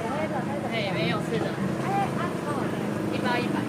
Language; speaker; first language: Chinese; native; Chinese